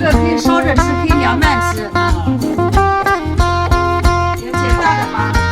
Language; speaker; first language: Chinese; native; Chinese